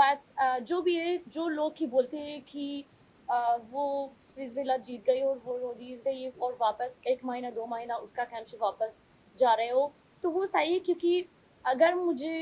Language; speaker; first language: Hindi; non-native, learner; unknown